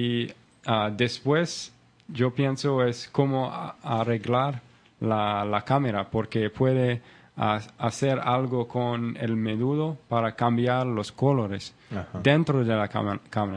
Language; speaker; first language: Spanish; non-native, learner; English